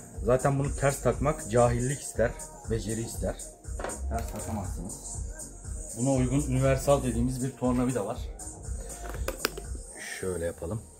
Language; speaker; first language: Turkish; native; Turkish